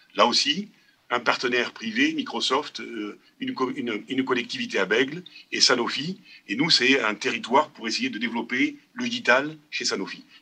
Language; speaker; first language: French; native; French